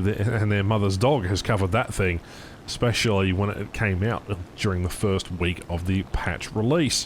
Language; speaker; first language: English; native; English